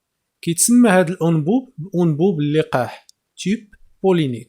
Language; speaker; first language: Arabic; native; Arabic